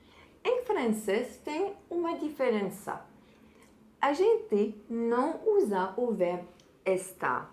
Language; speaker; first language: Portuguese; non-native, fluent; French